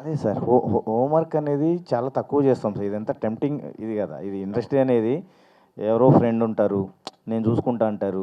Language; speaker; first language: Telugu; native; Telugu